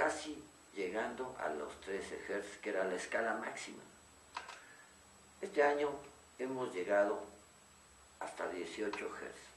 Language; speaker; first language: Spanish; native; Spanish